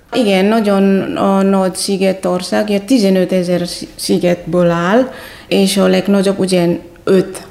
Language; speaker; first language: Hungarian; non-native, fluent; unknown